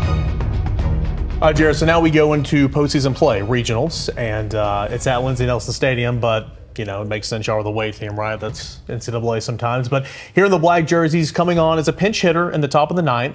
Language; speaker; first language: English; native; English